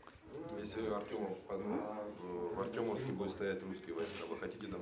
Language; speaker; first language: Russian; native; Russian